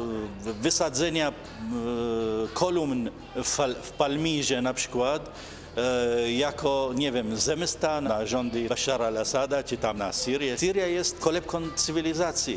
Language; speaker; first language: Polish; non-native, fluent; Arabic